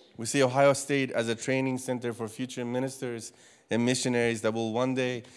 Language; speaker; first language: English; non-native, fluent; Spanish